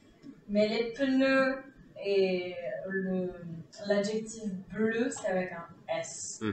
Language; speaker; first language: French; non-native, fluent; Czech